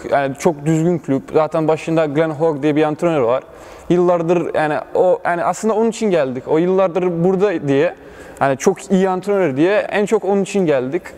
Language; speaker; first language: Turkish; early bilingual, other home language; Bosnian